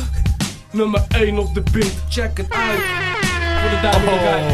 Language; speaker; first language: Dutch; native; Dutch